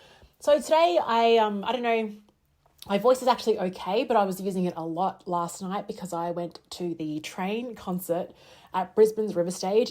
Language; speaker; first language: English; native; English